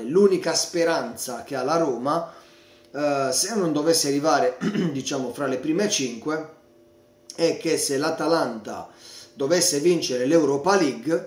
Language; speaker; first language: Italian; native; Italian